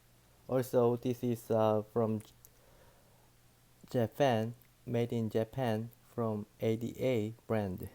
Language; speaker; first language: English; non-native, learner; Korean